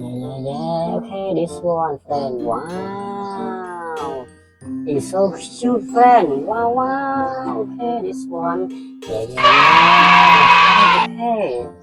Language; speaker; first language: English; non-native, learner; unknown